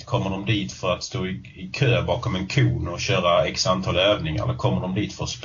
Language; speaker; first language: Swedish; native; Swedish